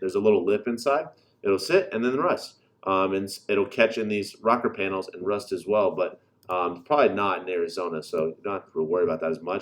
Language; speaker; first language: English; native; English